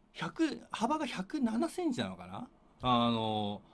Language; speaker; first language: Japanese; native; Japanese